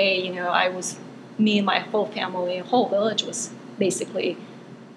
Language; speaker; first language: English; non-native, fluent; Bosnian